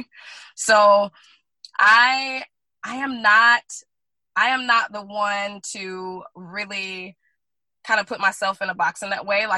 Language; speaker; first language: English; native; English